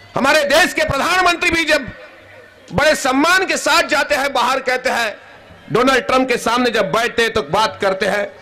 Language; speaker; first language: Hindi; non-native, local second language; Marathi